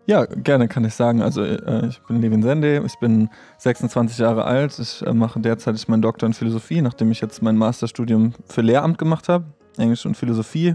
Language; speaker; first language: German; native; German